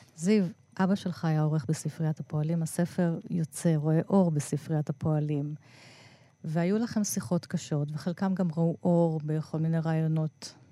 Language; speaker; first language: Hebrew; native; Hebrew